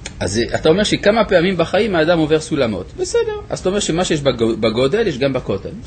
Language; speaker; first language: Hebrew; non-native, fluent; French